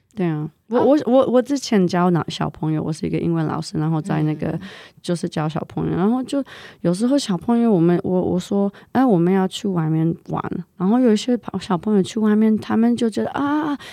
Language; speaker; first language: Chinese; non-native, fluent; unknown